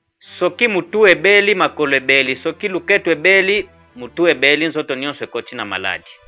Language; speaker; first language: Lingala; non-native, local second language; Kongo